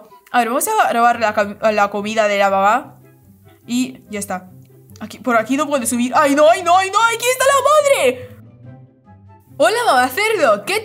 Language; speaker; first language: Spanish; non-native, fluent; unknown